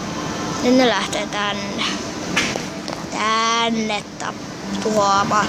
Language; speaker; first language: Finnish; native; Finnish